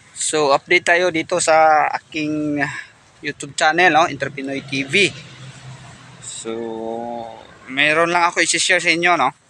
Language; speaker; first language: Filipino; non-native, local second language; Cebuano